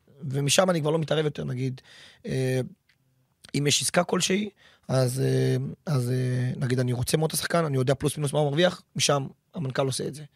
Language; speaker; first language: Hebrew; native; Hebrew